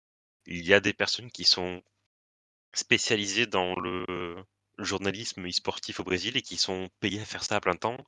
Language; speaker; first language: French; native; French